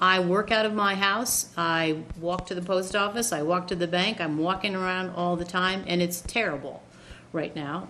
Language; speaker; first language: English; native; English